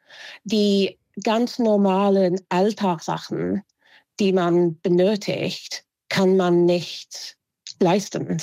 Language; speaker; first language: German; non-native, fluent; English